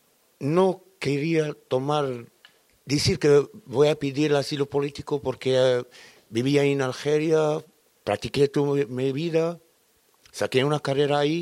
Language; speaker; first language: Spanish; non-native, fluent; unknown